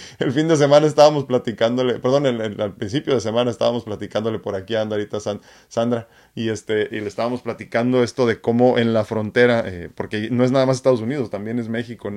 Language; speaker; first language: Spanish; native; Spanish